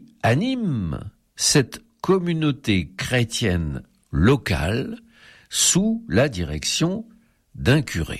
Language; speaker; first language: French; native; French